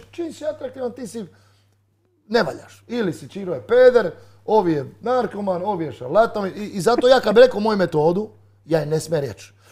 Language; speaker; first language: Croatian; native; Croatian